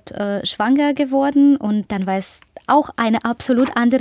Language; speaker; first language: German; non-native, fluent; Ukrainian